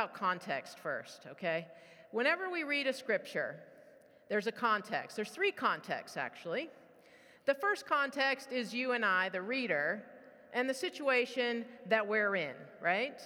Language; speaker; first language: English; native; English